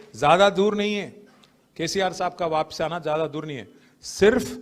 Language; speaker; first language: Hindi; non-native, local second language; Telugu